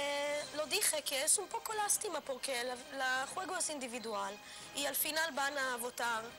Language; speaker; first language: Spanish; non-native, learner; Hebrew